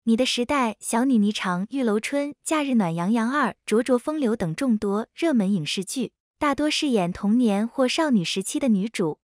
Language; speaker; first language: Chinese; native; Chinese